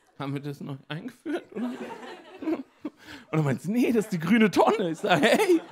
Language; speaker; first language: German; native; German